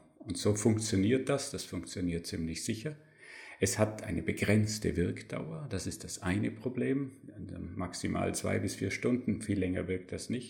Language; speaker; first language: German; native; German